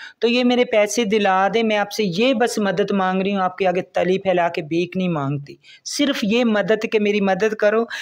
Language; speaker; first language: Urdu; non-native, local second language; Punjabi